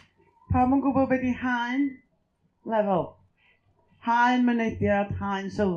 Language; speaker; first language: Welsh; native; Welsh